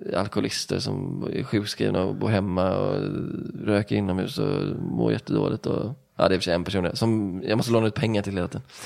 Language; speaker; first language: Swedish; native; Swedish